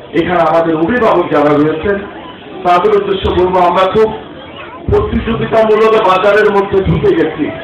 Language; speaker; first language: Bangla; native; Bangla